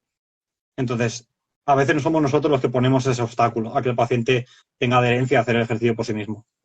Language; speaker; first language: Spanish; native; Spanish